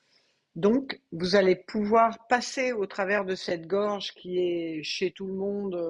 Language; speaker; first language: French; native; French